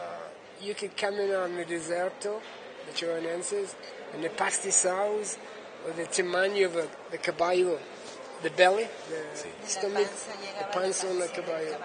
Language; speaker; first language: Spanish; non-native, learner; English